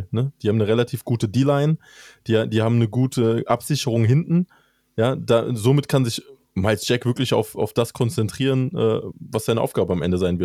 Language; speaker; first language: German; native; German